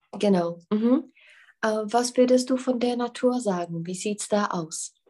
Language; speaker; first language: German; non-native, fluent; Czech